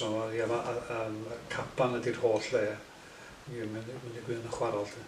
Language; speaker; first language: Welsh; native; Welsh